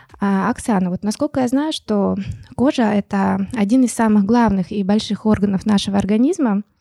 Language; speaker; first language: Russian; native; Russian